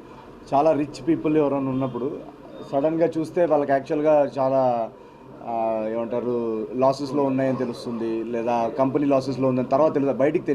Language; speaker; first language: Telugu; native; Telugu